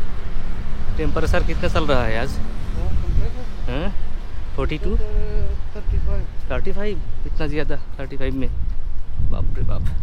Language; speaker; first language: Hindi; non-native, learner; Bangla